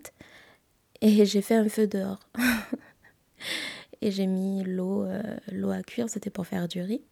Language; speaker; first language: French; native; French